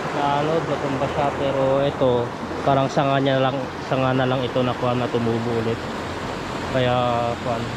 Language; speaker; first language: Filipino; non-native, local second language; Iloko